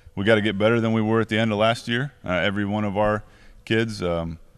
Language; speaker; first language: English; native; English